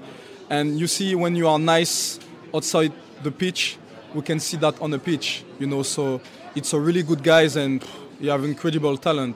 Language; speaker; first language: English; non-native, fluent; French